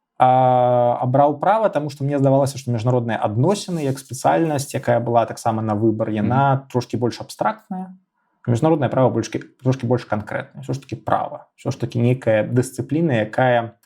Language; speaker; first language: Belarusian; non-native, local second language; Russian